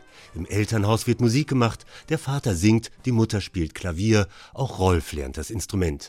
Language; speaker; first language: German; native; German